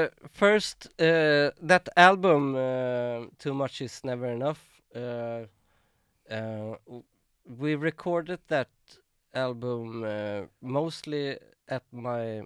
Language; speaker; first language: English; non-native, fluent; Swedish